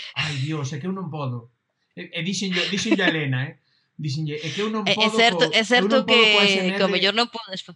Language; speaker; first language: Galician; non-native, local second language; Spanish